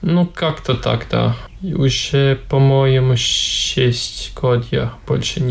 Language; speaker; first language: Russian; non-native, local second language; Latvian